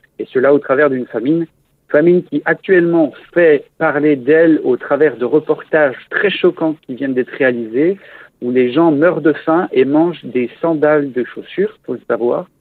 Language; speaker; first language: French; native; French